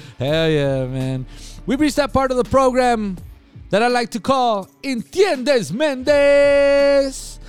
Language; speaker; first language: English; early bilingual, other home language; Spanish